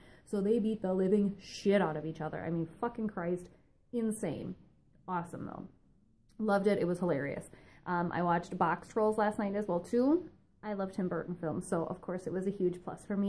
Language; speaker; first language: English; native; English